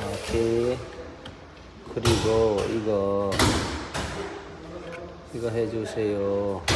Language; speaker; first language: Korean; non-native, learner; Nepali